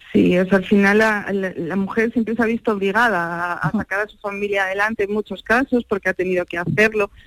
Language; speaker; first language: Spanish; native; Spanish